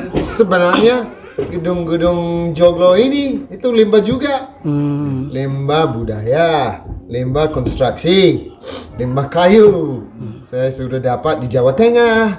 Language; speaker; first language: Indonesian; non-native, fluent; English